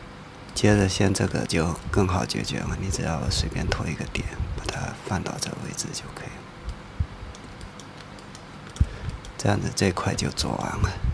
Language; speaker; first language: Chinese; native; Chinese